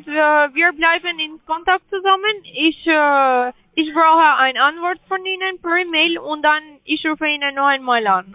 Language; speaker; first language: German; non-native, learner; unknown